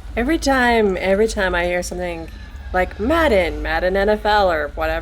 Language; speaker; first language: English; native; English